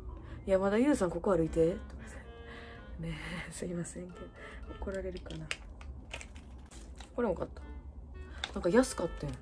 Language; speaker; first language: Japanese; native; Japanese